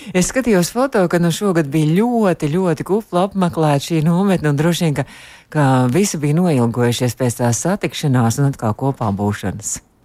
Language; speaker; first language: Latvian; native; Latvian